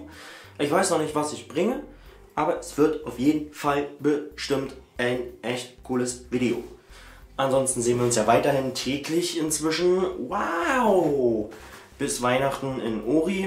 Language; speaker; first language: German; native; German